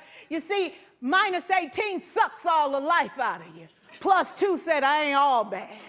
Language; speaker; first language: English; native; English